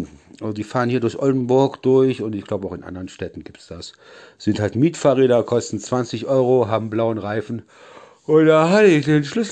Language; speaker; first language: German; native; German